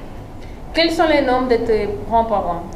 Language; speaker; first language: French; non-native, learner; Spanish